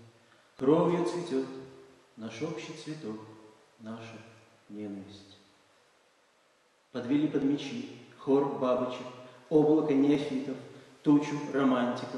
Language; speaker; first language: Russian; native; Russian